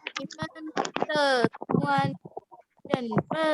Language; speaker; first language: Chinese; non-native, learner; Thai